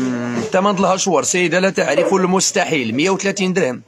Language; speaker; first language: Arabic; native; Arabic